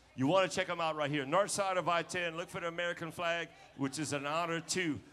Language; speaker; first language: English; native; English